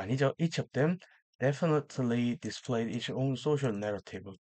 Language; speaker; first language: English; non-native, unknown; Korean